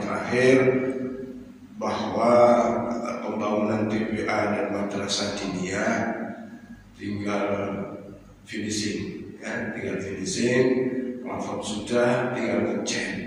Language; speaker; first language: Indonesian; native; Indonesian